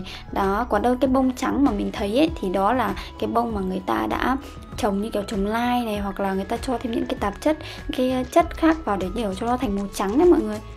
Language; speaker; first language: Vietnamese; native; Vietnamese